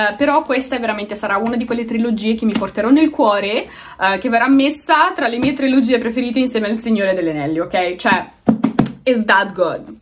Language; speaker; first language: Italian; early bilingual, other home language; Romanian